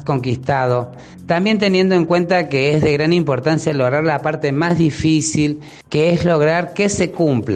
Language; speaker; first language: Spanish; native; Spanish